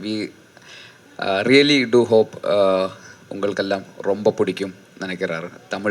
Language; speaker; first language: Tamil; non-native, learner; Malayalam